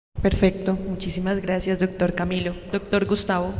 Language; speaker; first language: Spanish; native; Spanish